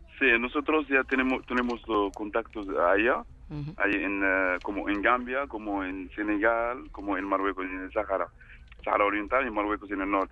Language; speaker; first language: Spanish; non-native, fluent; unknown